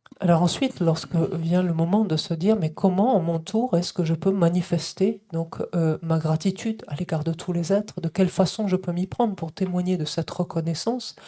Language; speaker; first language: French; native; French